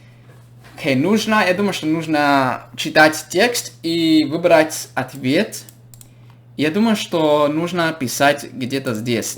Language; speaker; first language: Russian; non-native, fluent; English